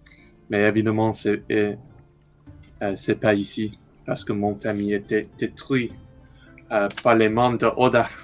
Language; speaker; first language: French; non-native, learner; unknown